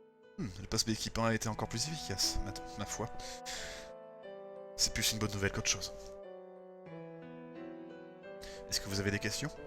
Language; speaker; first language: French; native; French